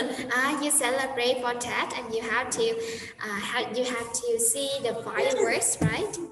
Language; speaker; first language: English; non-native, fluent; Vietnamese